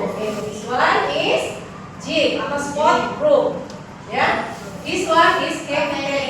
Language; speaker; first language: English; non-native, learner; Indonesian